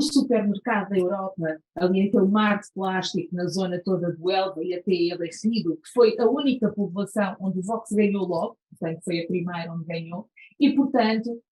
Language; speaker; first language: Portuguese; native; Portuguese